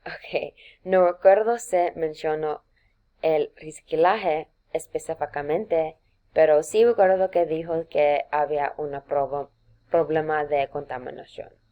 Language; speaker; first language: Spanish; non-native, learner; English